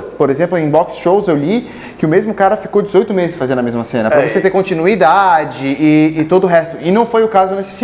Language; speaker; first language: Portuguese; native; Portuguese